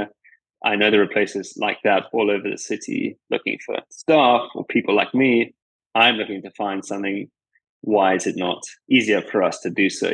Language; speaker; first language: English; native; English